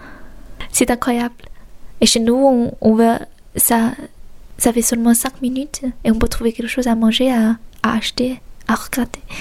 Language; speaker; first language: French; non-native, fluent; Chinese